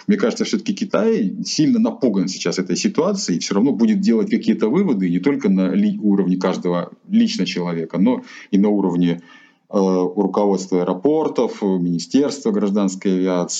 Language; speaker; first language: Russian; native; Russian